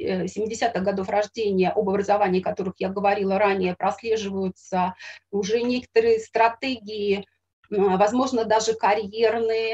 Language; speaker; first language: Russian; native; Russian